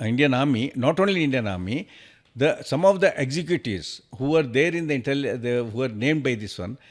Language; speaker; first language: English; non-native, local second language; Kannada